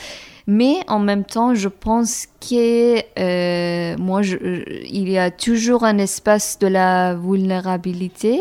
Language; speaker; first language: French; non-native, fluent; Persian